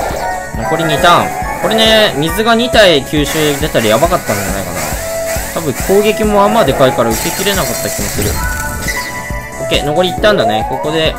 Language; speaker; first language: Japanese; native; Japanese